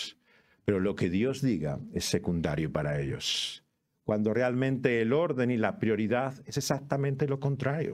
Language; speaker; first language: Spanish; native; Spanish